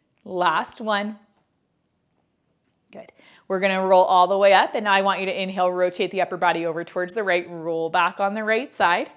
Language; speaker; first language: English; native; English